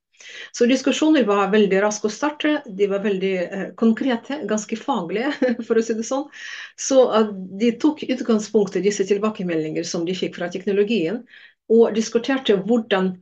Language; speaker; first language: Norwegian; non-native, fluent; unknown